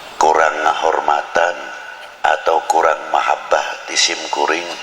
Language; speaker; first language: Indonesian; non-native, local second language; Javanese